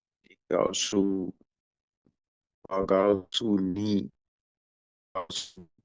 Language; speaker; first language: Chinese; non-native, learner; Urdu